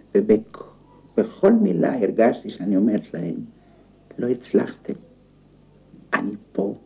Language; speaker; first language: Hebrew; non-native, fluent; Romanian